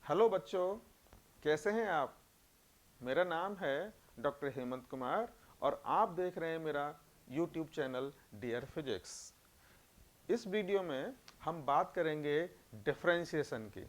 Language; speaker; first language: Hindi; native; Hindi